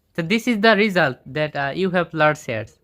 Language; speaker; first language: English; non-native, fluent; Bangla